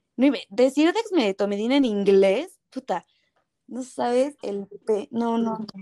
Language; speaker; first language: Spanish; native; Spanish